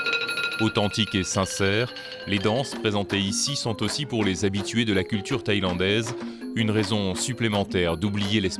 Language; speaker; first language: French; native; French